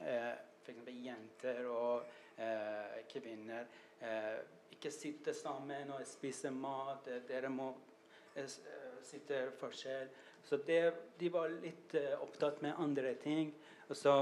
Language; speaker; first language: Norwegian; non-native, learner; Persian